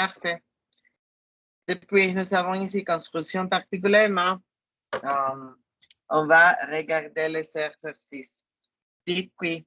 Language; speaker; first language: French; non-native, fluent; Spanish